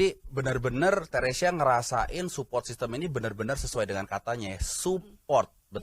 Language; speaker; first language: Indonesian; native; Indonesian